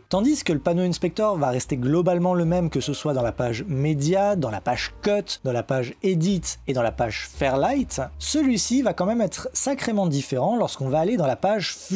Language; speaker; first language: French; native; French